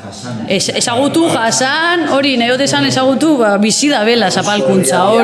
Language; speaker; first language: Basque; native; Basque